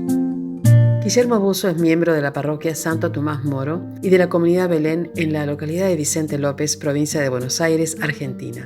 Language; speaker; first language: Spanish; native; Spanish